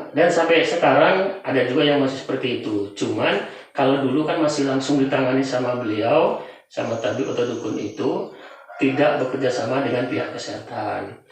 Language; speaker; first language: Indonesian; non-native, local second language; Javanese